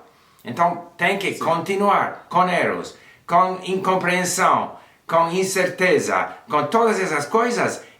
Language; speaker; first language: Portuguese; non-native, learner; English